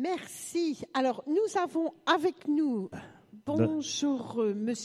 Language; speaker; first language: French; native; French